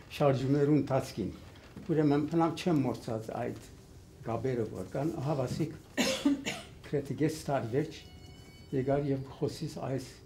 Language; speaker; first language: Armenian; early bilingual, heritage; Armenian